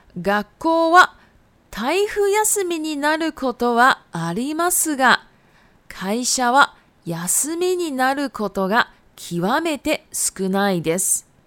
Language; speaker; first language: Japanese; native; Japanese